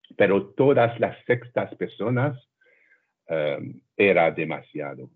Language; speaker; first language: Spanish; non-native, learner; French